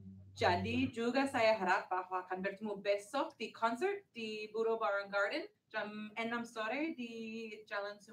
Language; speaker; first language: Indonesian; non-native, learner; English